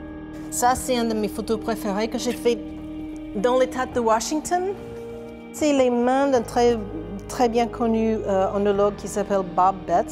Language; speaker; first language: French; non-native, fluent; English